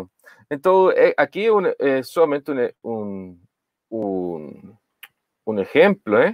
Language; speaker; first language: Portuguese; non-native, learner; Spanish